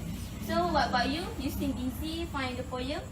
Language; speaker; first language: English; non-native, local second language; Malay